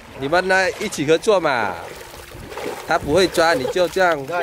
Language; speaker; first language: Chinese; non-native, learner; Vietnamese